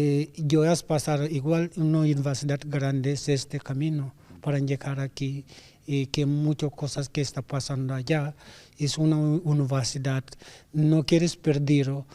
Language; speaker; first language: Spanish; non-native, learner; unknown